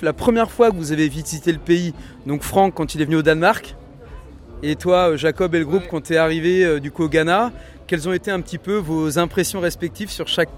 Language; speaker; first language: French; native; French